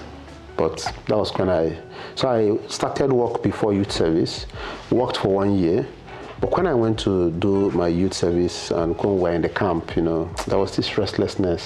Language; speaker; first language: English; non-native, local second language; Igbo